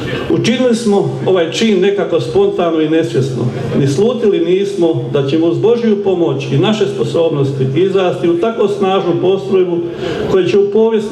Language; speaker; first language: Croatian; native; Croatian